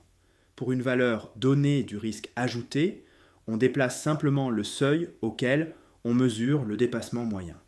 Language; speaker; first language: French; native; French